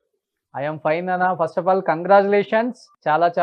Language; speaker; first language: Telugu; native; Telugu